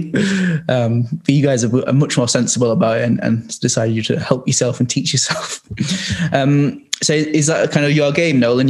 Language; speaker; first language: English; native; English